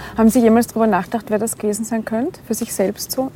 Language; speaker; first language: German; native; German